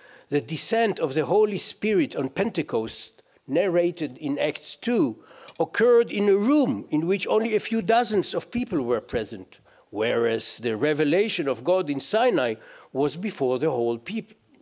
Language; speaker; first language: English; non-native, fluent; Hebrew